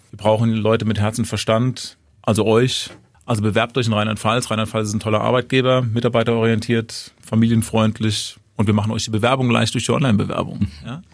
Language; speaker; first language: German; native; German